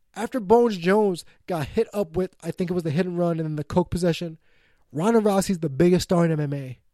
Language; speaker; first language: English; native; English